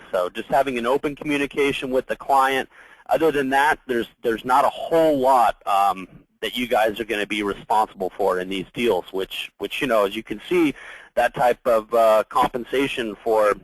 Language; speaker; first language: English; native; English